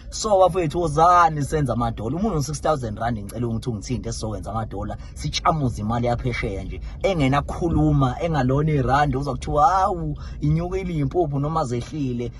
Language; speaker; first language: Zulu; native; Zulu